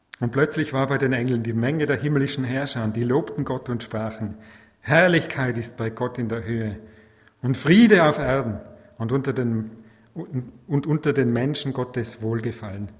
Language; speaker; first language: German; native; German